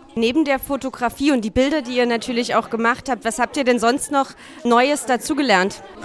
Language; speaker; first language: German; native; German